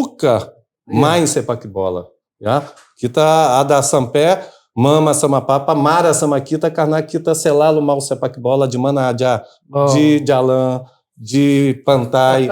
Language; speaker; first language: Indonesian; non-native, fluent; Portuguese